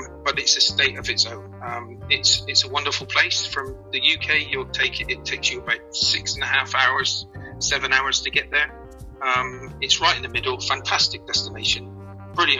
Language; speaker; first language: English; native; English